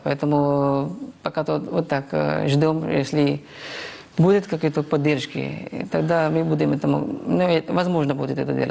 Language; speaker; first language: Russian; non-native, fluent; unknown